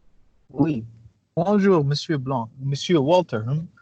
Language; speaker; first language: French; non-native, learner; English